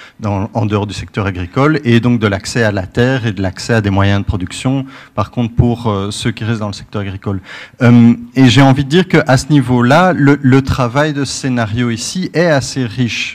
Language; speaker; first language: French; native; French